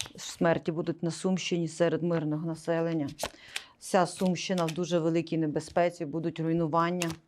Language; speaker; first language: Ukrainian; non-native, local second language; Russian